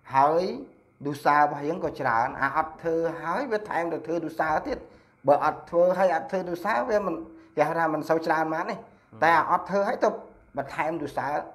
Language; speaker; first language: Khmer; non-native, local second language; Eastern Cham